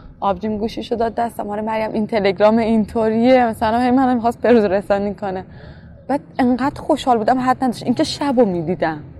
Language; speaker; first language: Persian; native; Persian